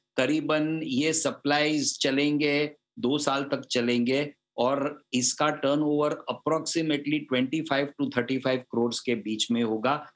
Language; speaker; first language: Hindi; non-native, local second language; Gujarati